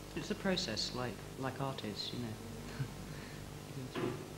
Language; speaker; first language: English; native; English